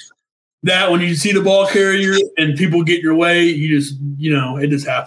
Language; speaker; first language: English; native; English